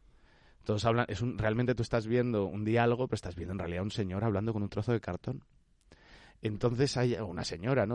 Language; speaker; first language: Spanish; native; Spanish